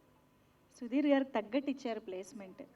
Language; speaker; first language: Telugu; native; Telugu